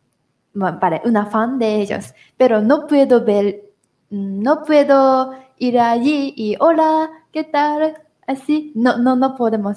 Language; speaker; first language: Spanish; non-native, learner; Japanese